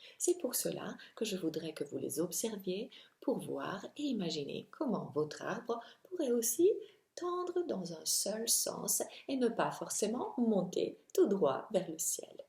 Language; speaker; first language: French; non-native, fluent; Italian